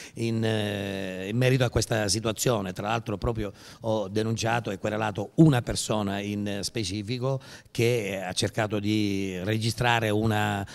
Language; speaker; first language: Italian; native; Italian